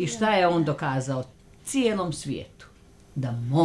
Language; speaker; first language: Croatian; native; Croatian